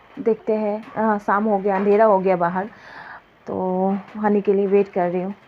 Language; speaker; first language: Hindi; non-native, local second language; Bangla